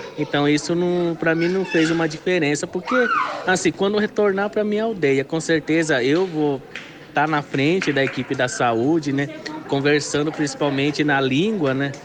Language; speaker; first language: Portuguese; non-native, local second language; Guarani